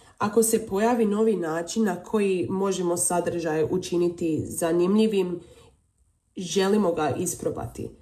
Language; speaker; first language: Serbian; early bilingual, heritage; Croatian